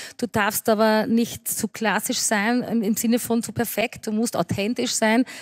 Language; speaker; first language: German; native; German